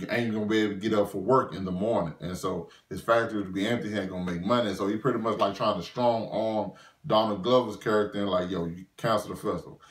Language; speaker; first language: English; native; English